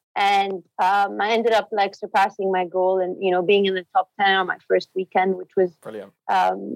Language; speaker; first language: English; non-native, fluent; Arabic